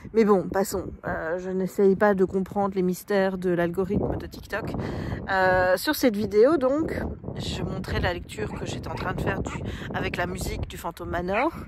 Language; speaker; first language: French; native; French